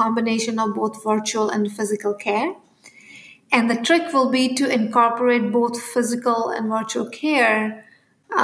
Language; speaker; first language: English; non-native, local second language; Hindi